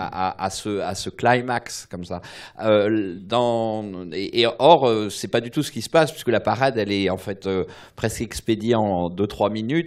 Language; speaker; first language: French; native; French